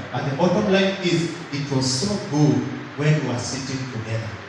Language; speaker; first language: English; non-native, local second language; Swahili